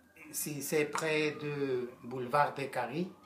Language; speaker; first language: French; non-native, learner; Spanish